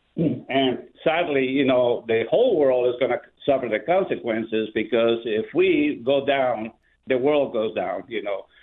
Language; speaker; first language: English; non-native, fluent; Spanish